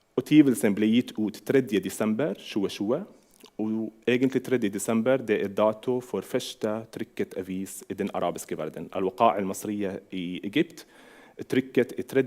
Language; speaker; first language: Norwegian; non-native, fluent; Arabic